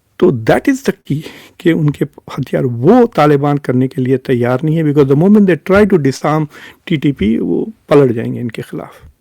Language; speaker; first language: Urdu; native; Urdu